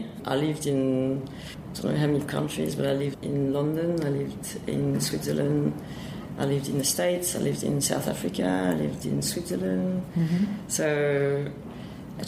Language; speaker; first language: English; non-native, fluent; French